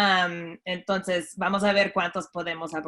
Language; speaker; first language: Spanish; non-native, fluent; English